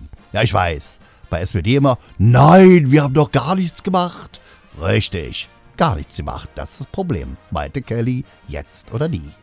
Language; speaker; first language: German; native; German